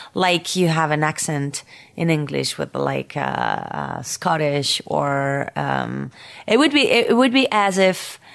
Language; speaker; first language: English; non-native, fluent; French